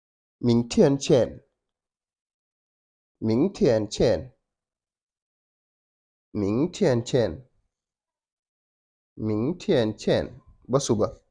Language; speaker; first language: Chinese; non-native, fluent; Wolof